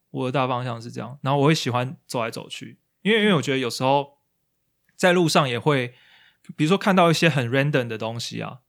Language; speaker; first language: Chinese; native; Chinese